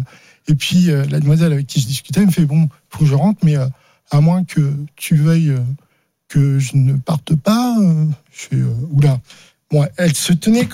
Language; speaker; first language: French; native; French